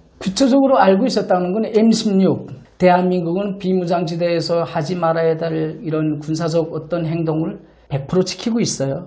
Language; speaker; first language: Korean; native; Korean